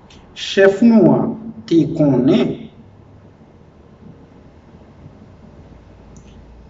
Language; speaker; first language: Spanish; non-native, fluent; Haitian Creole